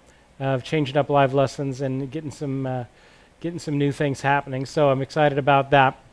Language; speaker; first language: English; native; English